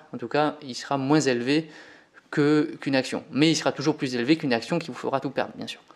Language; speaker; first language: French; native; French